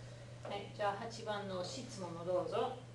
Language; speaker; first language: Japanese; non-native, fluent; English